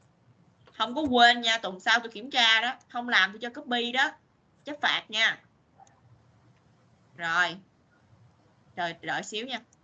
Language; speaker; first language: Vietnamese; native; Vietnamese